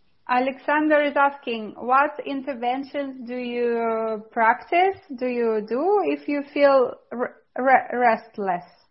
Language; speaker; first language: English; non-native, fluent; Russian